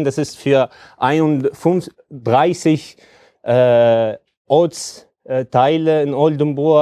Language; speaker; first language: German; non-native, fluent; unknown